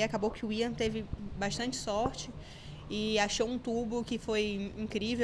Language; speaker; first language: Portuguese; native; Portuguese